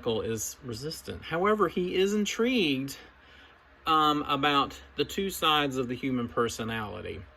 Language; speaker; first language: English; native; English